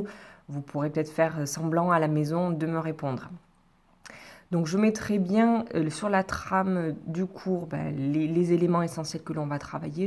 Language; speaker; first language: French; native; French